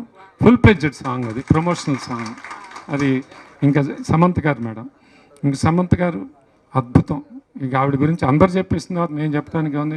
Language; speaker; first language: Telugu; native; Telugu